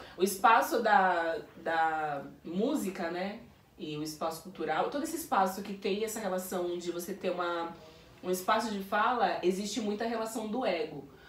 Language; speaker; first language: Portuguese; native; Portuguese